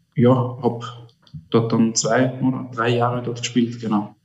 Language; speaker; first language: German; native; German